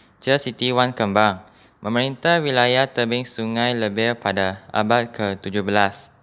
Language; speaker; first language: Malay; non-native, local second language; Chinese